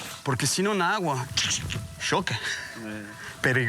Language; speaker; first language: Portuguese; non-native, learner; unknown